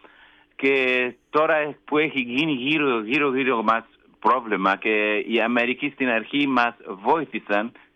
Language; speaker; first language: Greek; non-native, learner; Kurdish